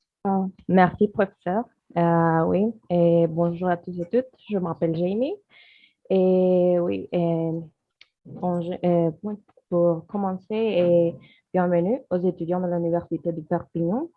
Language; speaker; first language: French; non-native, learner; Spanish